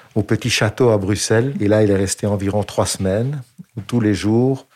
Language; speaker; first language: French; native; French